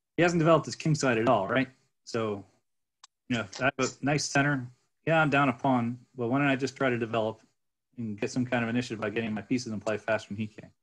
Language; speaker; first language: English; native; English